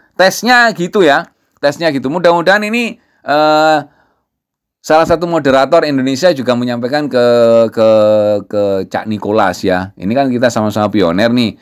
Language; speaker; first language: Indonesian; non-native, local second language; Javanese